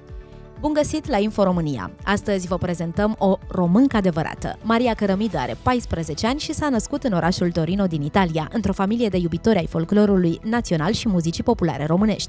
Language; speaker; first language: Romanian; native; Romanian